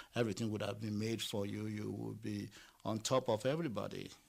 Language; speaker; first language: English; non-native, local second language; Yoruba